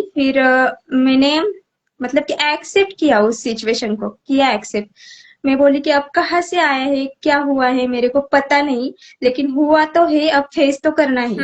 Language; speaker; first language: Hindi; native; Hindi